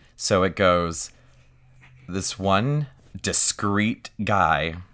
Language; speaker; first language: English; native; English